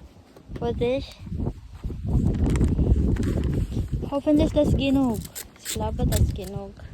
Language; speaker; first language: German; non-native, learner; Filipino